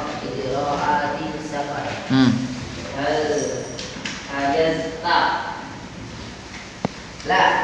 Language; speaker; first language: Arabic; non-native, learner; Indonesian